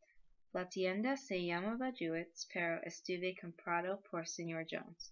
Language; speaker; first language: Spanish; non-native, learner; English